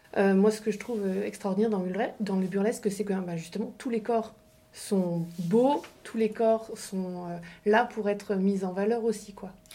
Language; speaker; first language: French; native; French